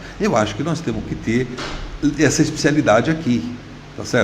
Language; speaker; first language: Portuguese; native; Portuguese